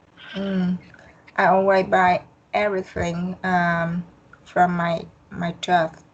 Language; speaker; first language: English; non-native, learner; Vietnamese